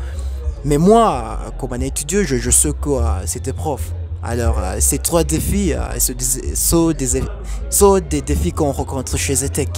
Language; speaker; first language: French; non-native, fluent; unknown